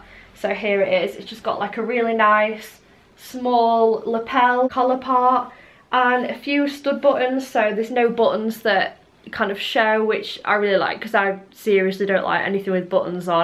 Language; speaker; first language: English; native; English